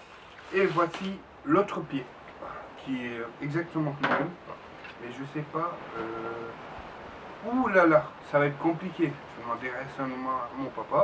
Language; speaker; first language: French; native; French